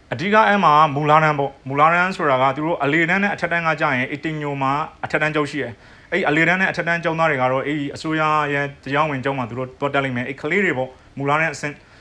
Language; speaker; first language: Burmese; native; Burmese